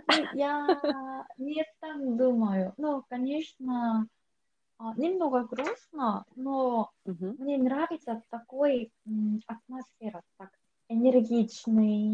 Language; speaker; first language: Russian; non-native, learner; Korean